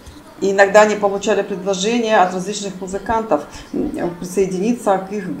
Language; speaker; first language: Russian; native; Russian